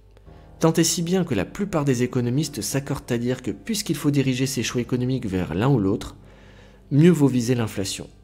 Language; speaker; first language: French; native; French